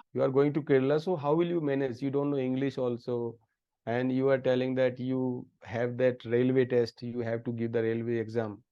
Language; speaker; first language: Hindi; native; Hindi